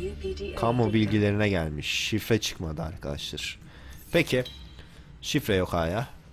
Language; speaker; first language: Turkish; native; Turkish